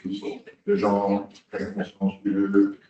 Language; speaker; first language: French; non-native, local second language; Dutch